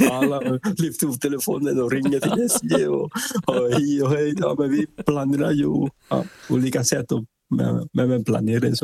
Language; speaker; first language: Swedish; non-native, fluent; Vietnamese